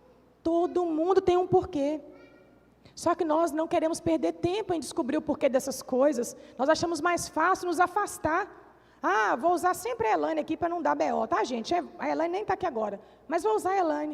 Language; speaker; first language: Portuguese; native; Portuguese